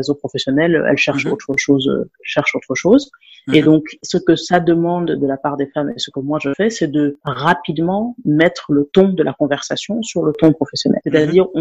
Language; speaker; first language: French; non-native, local second language; Wolof